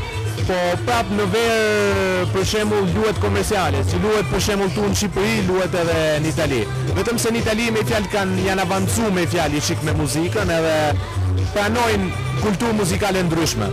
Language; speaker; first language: Albanian; early bilingual, heritage; Albanian